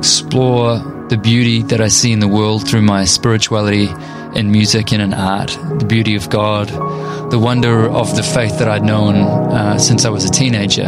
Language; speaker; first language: English; native; English